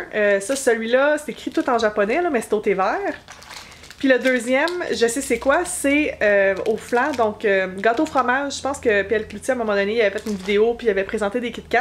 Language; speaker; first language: French; native; French